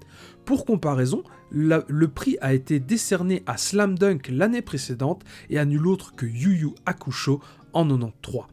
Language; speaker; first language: French; native; French